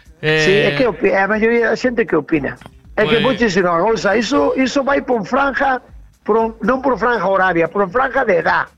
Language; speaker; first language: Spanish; non-native, local second language; Galician